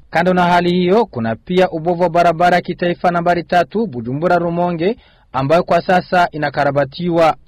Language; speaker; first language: Swahili; non-native, local second language; Rundi